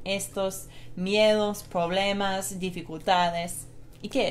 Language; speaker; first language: Spanish; non-native, fluent; English